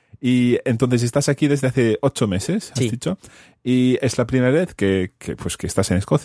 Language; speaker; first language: Spanish; non-native, fluent; English